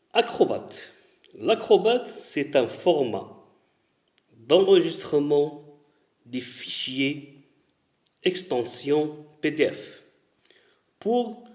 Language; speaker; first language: French; non-native, local second language; Arabic